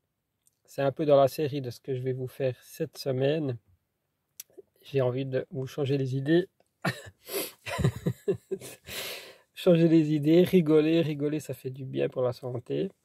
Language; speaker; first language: French; native; French